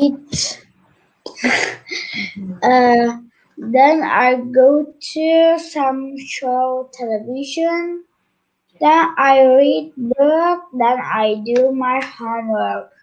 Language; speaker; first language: English; non-native, learner; Turkish